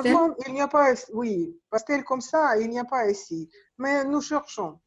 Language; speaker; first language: French; non-native, learner; Russian